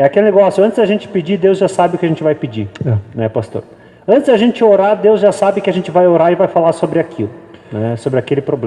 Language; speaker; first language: Portuguese; native; Portuguese